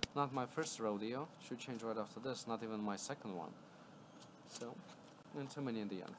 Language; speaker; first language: English; non-native, fluent; Latvian